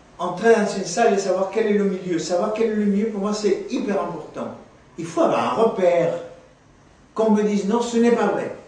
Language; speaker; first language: French; non-native, fluent; Spanish